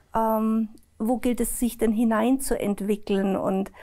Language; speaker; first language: German; native; German